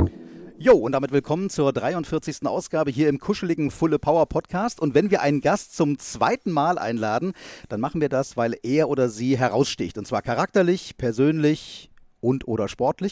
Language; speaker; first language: German; native; German